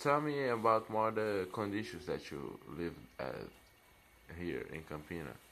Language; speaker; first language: English; non-native, learner; Portuguese